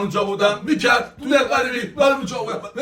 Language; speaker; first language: Persian; native; Persian